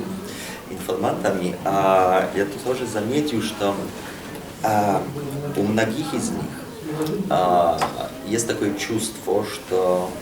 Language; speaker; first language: Russian; non-native, fluent; Polish